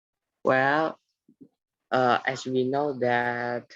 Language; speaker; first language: English; non-native, learner; Indonesian